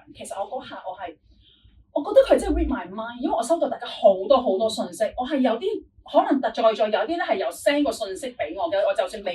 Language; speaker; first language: Cantonese; native; Cantonese